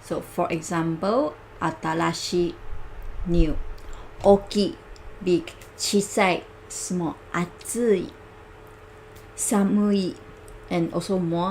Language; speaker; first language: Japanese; non-native, learner; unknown